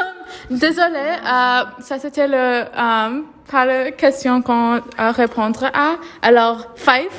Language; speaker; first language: French; non-native, learner; English